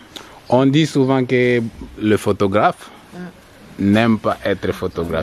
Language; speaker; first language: French; non-native, learner; English